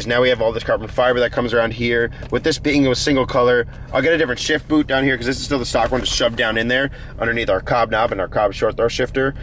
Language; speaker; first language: English; native; English